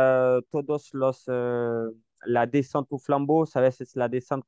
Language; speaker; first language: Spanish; non-native, learner; French